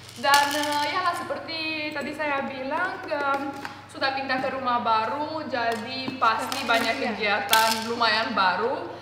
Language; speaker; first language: Indonesian; non-native, fluent; Romanian